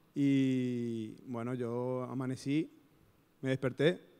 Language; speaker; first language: Spanish; native; Spanish